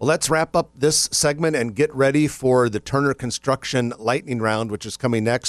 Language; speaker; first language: English; native; English